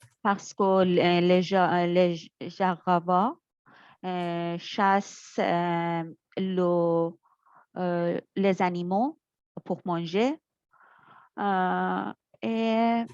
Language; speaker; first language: French; non-native, learner; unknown